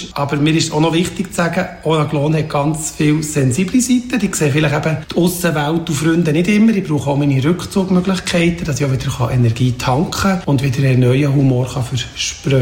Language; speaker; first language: German; native; German